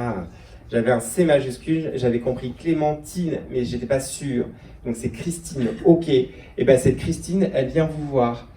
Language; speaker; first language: French; native; French